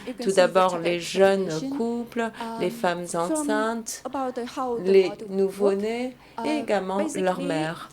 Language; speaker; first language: French; non-native, fluent; Vietnamese